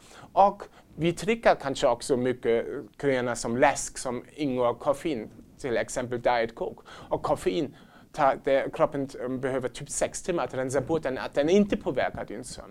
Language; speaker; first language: Swedish; non-native, fluent; German